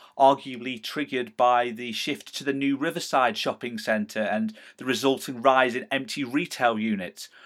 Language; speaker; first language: English; native; English